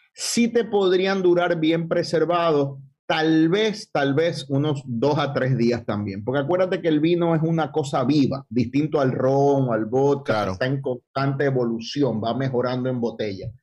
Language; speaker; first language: Spanish; native; Spanish